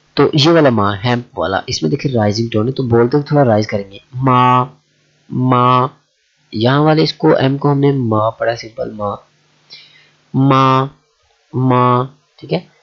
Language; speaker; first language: Urdu; native; Urdu